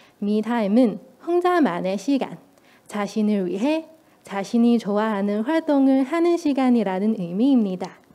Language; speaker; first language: Korean; non-native, fluent; Cantonese